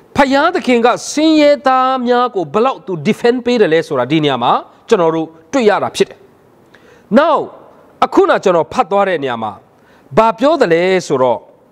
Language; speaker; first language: Burmese; non-native, local second language; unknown